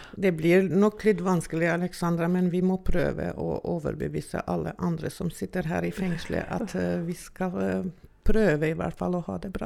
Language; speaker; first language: Norwegian; non-native, fluent; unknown